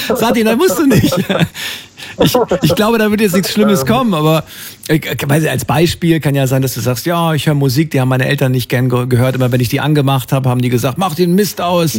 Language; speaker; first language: German; native; German